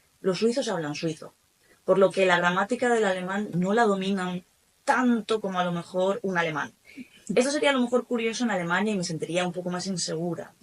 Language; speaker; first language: Spanish; native; Spanish